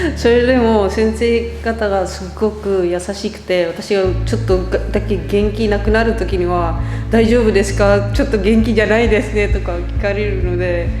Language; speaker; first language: Japanese; non-native, fluent; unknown